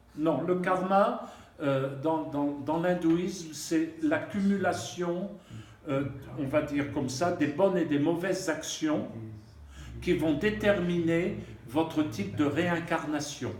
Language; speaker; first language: French; native; French